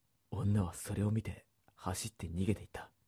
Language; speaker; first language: Japanese; native; Japanese